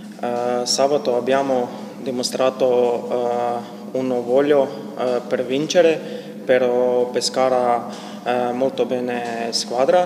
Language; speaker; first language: Italian; non-native, learner; Croatian